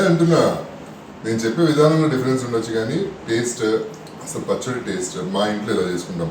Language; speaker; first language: Telugu; native; Telugu